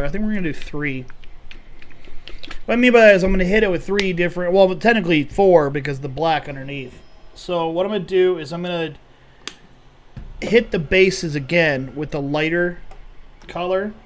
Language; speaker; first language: English; native; English